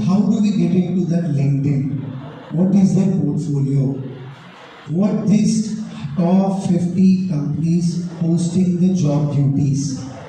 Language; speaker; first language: English; non-native, local second language; Telugu